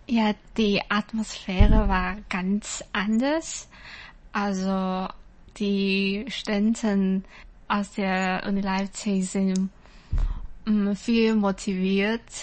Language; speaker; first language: German; non-native, learner; Chinese